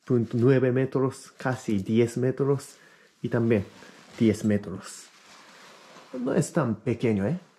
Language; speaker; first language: Spanish; non-native, fluent; Japanese